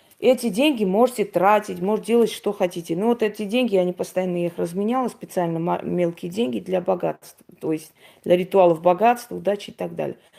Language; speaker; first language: Russian; native; Russian